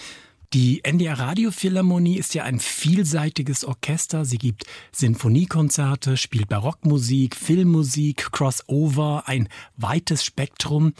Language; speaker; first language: German; native; German